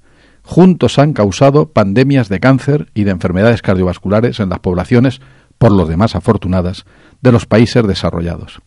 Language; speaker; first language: Spanish; native; Spanish